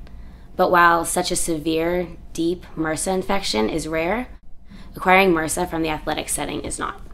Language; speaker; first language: English; native; English